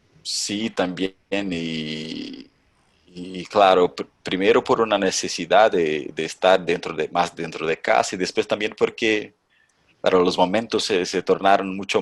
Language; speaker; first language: Spanish; non-native, fluent; Portuguese